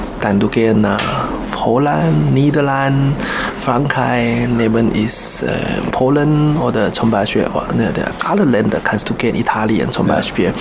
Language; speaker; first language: German; non-native, learner; Chinese